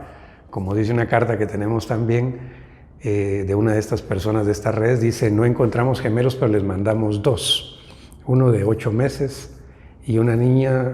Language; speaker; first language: Spanish; native; Spanish